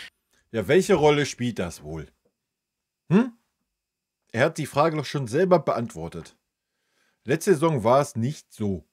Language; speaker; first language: German; native; German